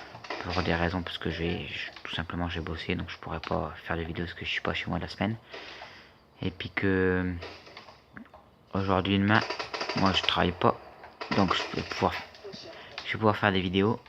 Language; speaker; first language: French; native; French